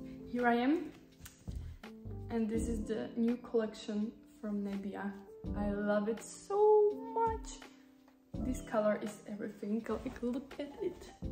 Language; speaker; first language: English; non-native, fluent; Slovak